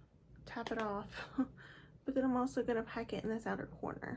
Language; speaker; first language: English; native; English